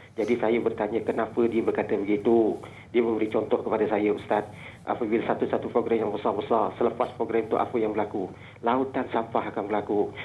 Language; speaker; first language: Malay; native; Malay